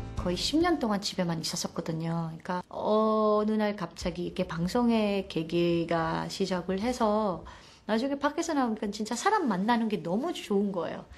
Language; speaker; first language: Korean; non-native, fluent; Filipino